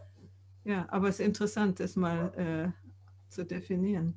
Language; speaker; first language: German; native; German